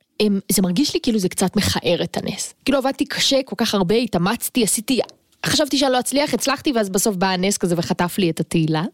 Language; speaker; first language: Hebrew; native; Hebrew